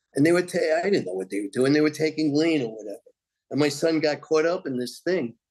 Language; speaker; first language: English; native; English